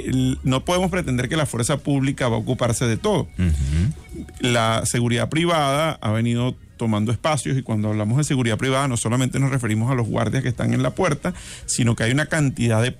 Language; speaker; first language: Spanish; native; Spanish